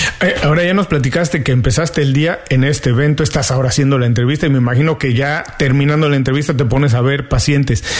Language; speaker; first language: Spanish; native; Spanish